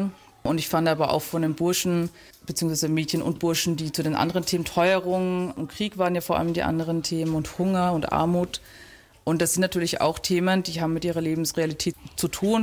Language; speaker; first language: German; native; German